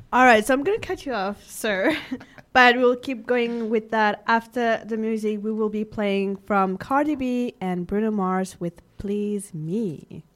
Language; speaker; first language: English; non-native, fluent; French